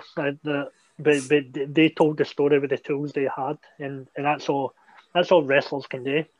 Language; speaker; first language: English; native; English